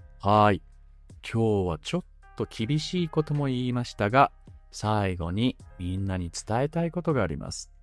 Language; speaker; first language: Japanese; native; Japanese